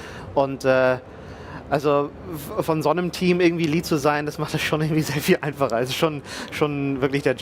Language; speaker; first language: German; native; German